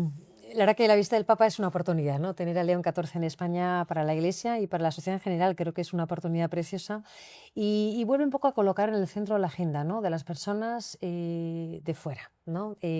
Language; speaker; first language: Spanish; native; Spanish